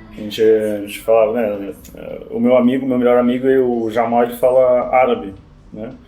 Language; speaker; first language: Portuguese; early bilingual, other home language; Spanish